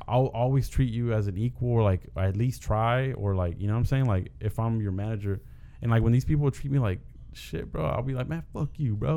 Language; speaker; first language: English; early bilingual, other home language; Spanish